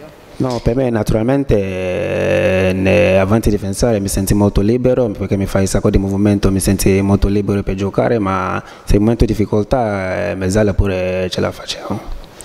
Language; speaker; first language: Italian; non-native, learner; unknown